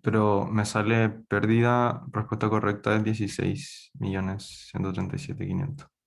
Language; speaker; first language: Spanish; native; Spanish